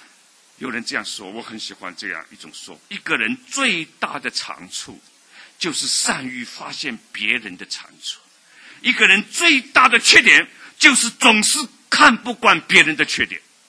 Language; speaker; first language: Chinese; native; Chinese